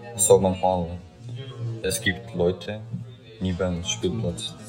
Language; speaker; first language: German; non-native, learner; Ukrainian